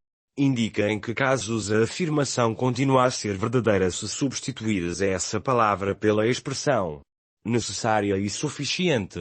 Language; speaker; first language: Portuguese; native; Portuguese